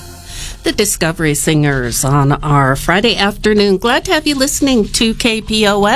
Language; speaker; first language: English; native; English